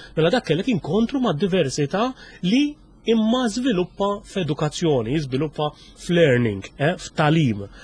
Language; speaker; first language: Maltese; native; Maltese